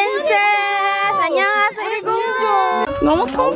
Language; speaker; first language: Korean; non-native, learner; Filipino